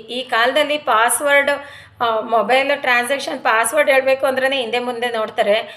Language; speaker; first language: Kannada; non-native, local second language; Telugu